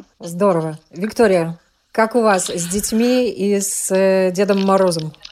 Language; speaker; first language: Russian; native; Russian